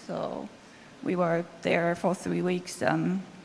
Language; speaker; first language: English; non-native, fluent; Japanese